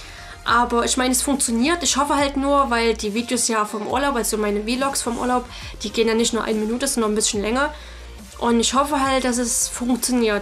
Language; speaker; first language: German; native; German